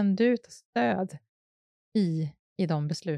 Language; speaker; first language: Swedish; native; Swedish